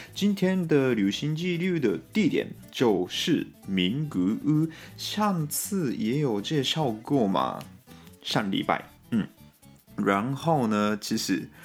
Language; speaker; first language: Chinese; non-native, fluent; Japanese